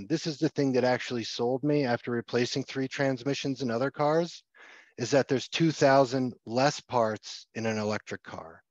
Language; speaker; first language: English; native; English